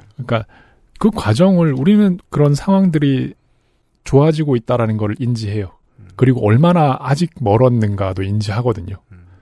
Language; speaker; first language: Korean; native; Korean